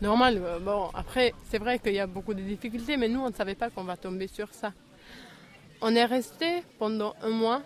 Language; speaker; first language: French; non-native, fluent; Albanian